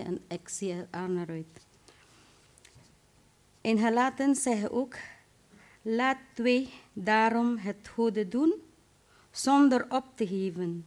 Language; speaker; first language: Dutch; non-native, fluent; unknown